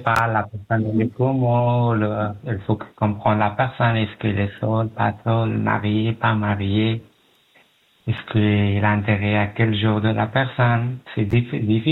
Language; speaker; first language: French; non-native, learner; Pashto